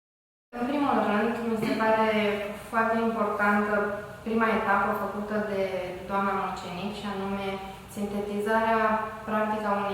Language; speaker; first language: Romanian; native; Romanian